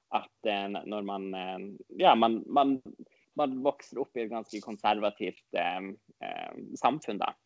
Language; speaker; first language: Norwegian; non-native, local second language; Northern Sami